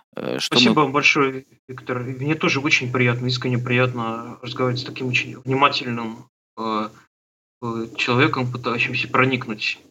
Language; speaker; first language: Russian; native; Russian